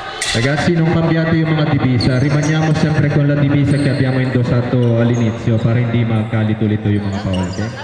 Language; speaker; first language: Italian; non-native, fluent; Filipino